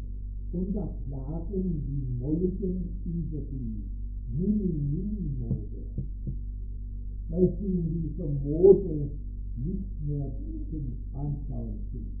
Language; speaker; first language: German; native; German